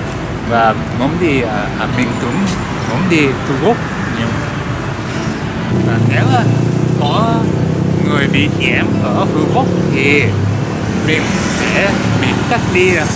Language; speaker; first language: Vietnamese; non-native, learner; Japanese